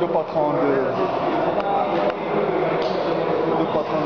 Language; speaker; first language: French; non-native, local second language; Arabic